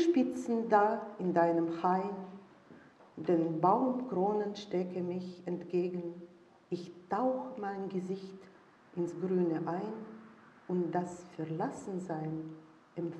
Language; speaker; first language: German; non-native, fluent; Russian